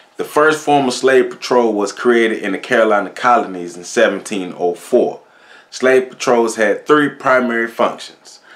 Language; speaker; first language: English; native; English